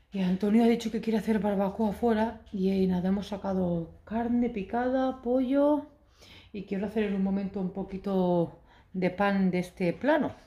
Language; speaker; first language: Spanish; early bilingual, other home language; Arabic